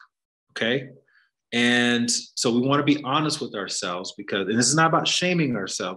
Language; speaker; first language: English; native; English